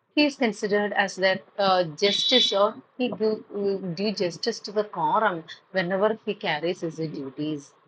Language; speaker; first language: English; non-native, local second language; Malayalam